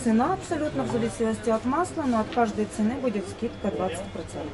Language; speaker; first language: Russian; native; Russian